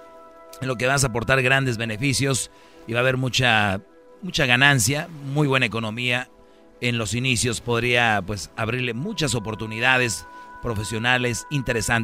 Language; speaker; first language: Spanish; native; Spanish